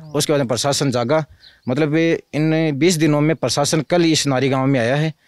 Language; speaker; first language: Hindi; native; Hindi